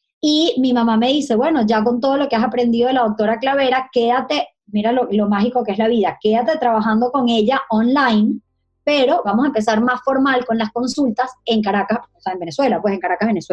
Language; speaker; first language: Spanish; native; Spanish